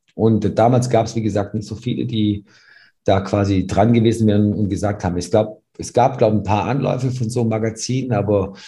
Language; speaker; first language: German; early bilingual, other home language; Serbian